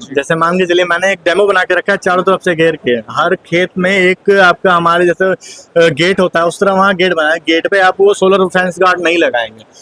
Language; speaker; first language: Hindi; native; Hindi